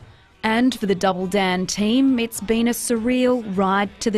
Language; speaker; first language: English; native; English